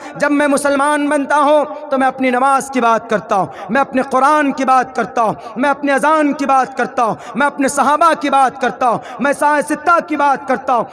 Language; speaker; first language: Urdu; native; Urdu